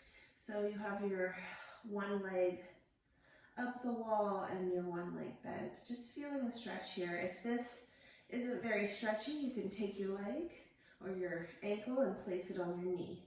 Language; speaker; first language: English; native; English